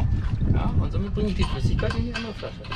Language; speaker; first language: German; native; German